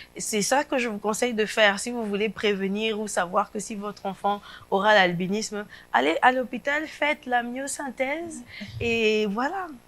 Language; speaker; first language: French; non-native, local second language; Lingala